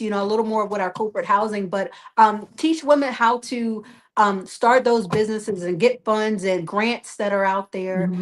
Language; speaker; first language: English; native; English